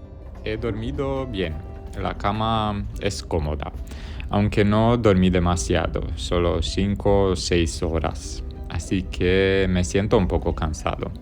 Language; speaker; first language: Spanish; non-native, fluent; Romanian